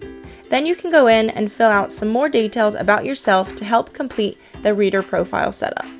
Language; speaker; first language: English; native; English